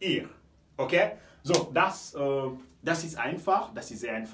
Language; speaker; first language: German; non-native, fluent; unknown